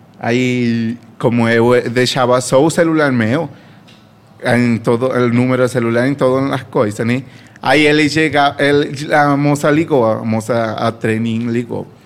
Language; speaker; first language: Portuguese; non-native, fluent; Spanish